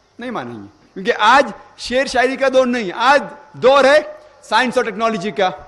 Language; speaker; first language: Urdu; non-native, local second language; Konkani